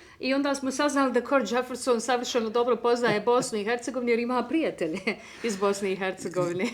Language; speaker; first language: Bosnian; native; Bosnian